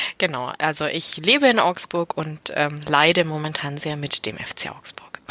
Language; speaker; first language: German; native; German